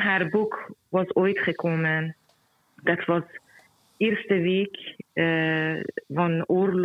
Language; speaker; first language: Dutch; non-native, fluent; Persian